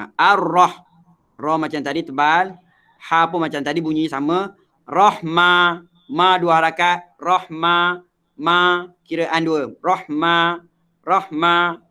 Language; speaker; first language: Malay; native; Malay